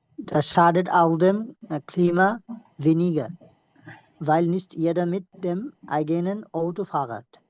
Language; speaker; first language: German; non-native, learner; Bangla